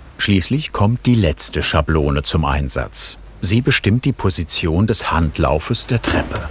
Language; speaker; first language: German; native; German